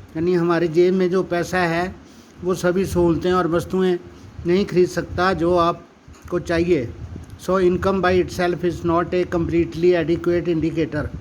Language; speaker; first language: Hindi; non-native, local second language; Punjabi